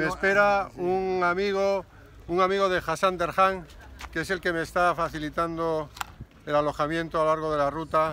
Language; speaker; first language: Spanish; native; Spanish